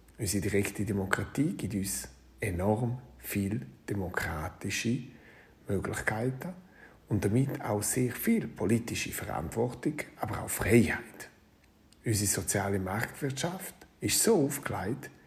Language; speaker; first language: German; non-native, local second language; Romansh